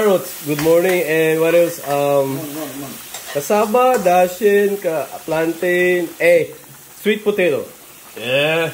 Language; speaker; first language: English; non-native, learner; Filipino